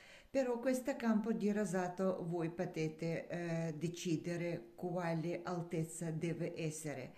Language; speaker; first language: Italian; non-native, learner; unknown